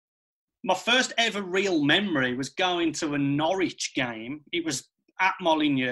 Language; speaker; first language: English; native; English